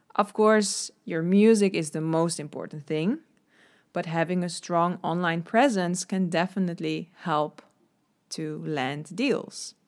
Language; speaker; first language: English; non-native, fluent; Dutch